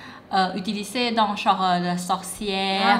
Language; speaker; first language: French; non-native, fluent; Thai